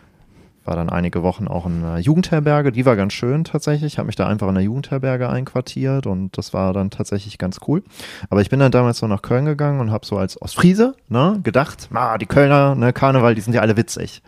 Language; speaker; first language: German; native; German